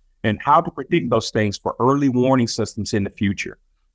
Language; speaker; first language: English; native; English